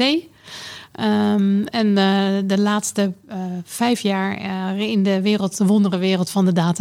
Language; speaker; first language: Dutch; native; Dutch